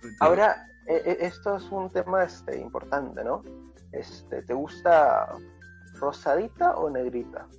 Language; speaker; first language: Spanish; native; Spanish